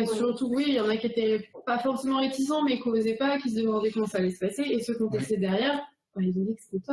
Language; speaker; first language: French; native; French